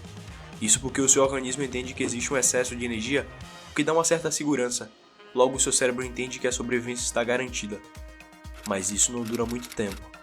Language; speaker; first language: Portuguese; native; Portuguese